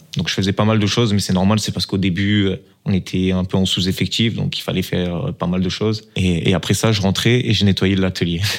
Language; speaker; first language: French; native; French